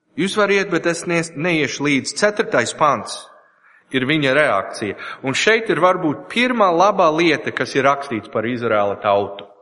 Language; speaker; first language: Latvian; non-native, learner; English